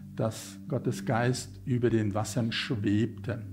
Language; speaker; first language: German; non-native, fluent; Afrikaans